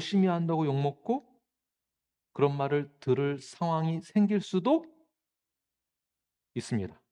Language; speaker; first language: Korean; native; Korean